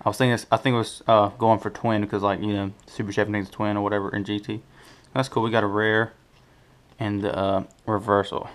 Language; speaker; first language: English; native; English